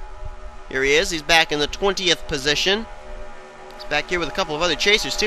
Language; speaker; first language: English; native; English